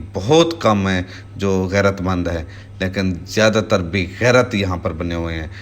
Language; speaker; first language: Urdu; non-native, local second language; Saraiki